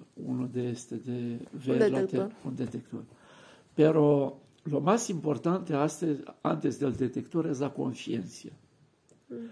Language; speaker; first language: Spanish; non-native, fluent; Romanian